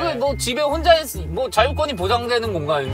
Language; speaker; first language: Korean; native; Korean